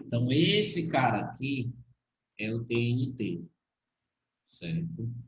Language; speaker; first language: Portuguese; native; Portuguese